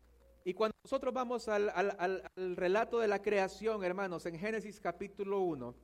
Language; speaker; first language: Spanish; native; Spanish